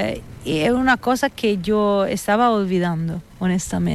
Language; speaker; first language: Spanish; non-native, fluent; Italian